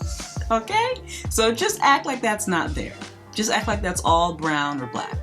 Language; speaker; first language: English; native; English